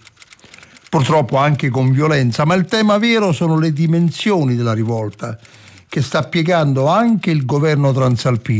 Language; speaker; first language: Italian; native; Italian